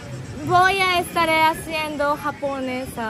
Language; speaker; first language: Spanish; non-native, fluent; Japanese